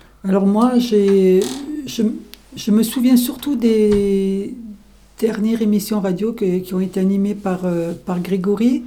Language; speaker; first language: French; native; French